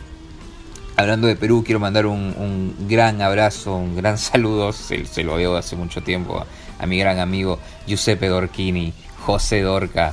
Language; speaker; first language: Spanish; native; Spanish